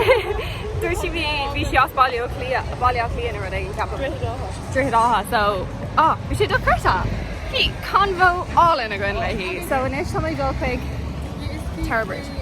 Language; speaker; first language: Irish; non-native, local second language; English